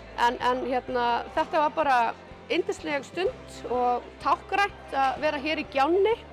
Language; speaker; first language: Icelandic; native; Icelandic